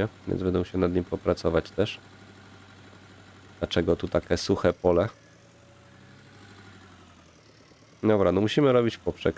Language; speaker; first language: Polish; native; Polish